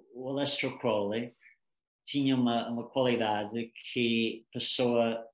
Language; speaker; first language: Portuguese; non-native, fluent; English